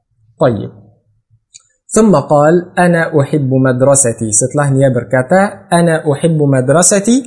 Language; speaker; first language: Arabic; non-native, fluent; Indonesian